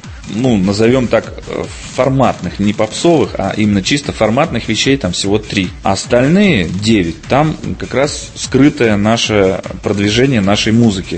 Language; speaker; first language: Russian; native; Russian